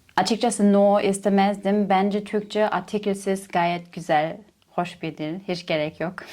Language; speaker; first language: Turkish; non-native, fluent; German